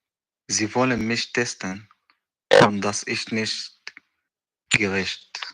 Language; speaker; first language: German; non-native, learner; Arabic